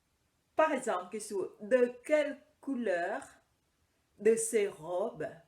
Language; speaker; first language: French; non-native, fluent; Khmer